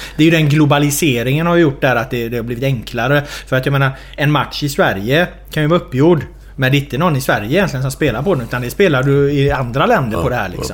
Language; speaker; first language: Swedish; native; Swedish